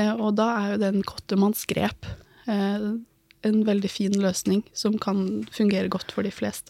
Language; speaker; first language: Norwegian; native; Norwegian